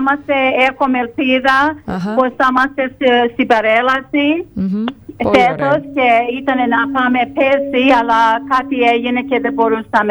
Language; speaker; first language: Greek; early bilingual, heritage; Greek